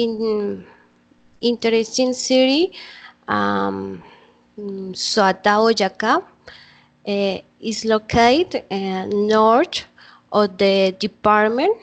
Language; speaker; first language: English; non-native, learner; Spanish